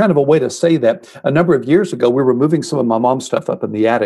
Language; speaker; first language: English; native; English